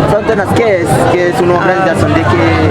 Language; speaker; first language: Spanish; non-native, learner; Haitian Creole